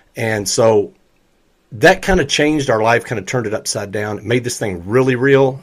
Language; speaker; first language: English; native; English